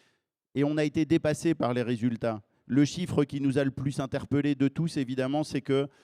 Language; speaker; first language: French; native; French